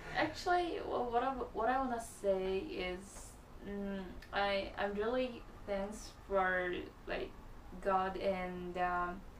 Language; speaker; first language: English; non-native, learner; Chinese